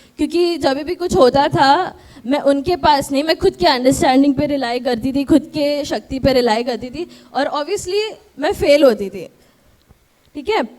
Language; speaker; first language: Hindi; non-native, local second language; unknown